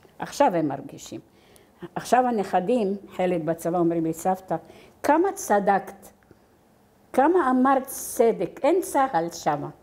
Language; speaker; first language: Hebrew; non-native, fluent; Arabic